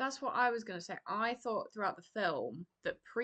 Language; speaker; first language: English; native; English